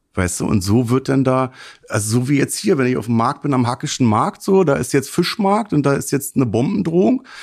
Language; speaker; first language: German; native; German